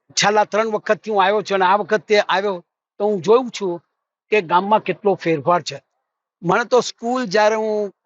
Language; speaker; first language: Gujarati; native; Gujarati